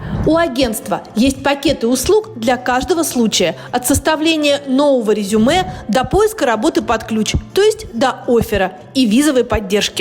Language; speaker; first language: Russian; native; Russian